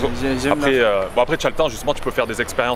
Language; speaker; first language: French; native; French